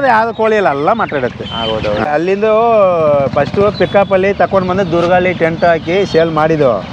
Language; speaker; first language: Kannada; non-native, local second language; Tamil